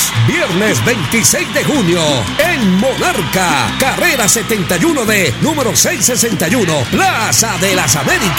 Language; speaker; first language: Spanish; native; Spanish